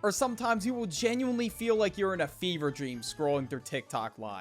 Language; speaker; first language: English; native; English